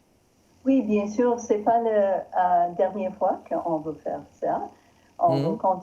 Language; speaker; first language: French; non-native, learner; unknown